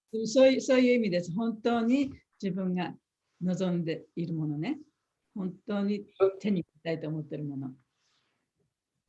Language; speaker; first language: Japanese; native; Japanese